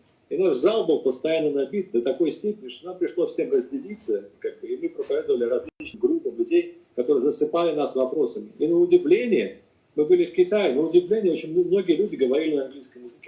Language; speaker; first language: Russian; native; Russian